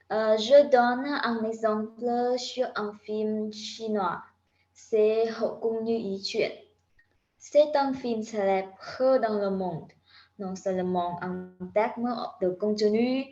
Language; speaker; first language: French; non-native, learner; Vietnamese